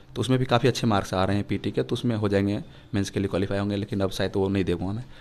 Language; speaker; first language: Hindi; native; Hindi